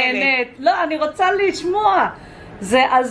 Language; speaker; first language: Hebrew; native; Hebrew